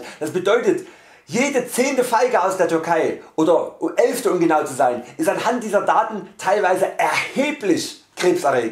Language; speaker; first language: German; native; German